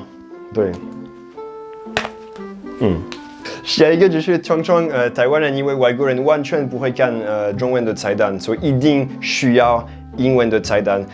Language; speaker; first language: Chinese; non-native, fluent; French